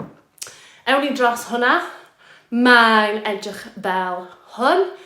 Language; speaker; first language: Welsh; native; Welsh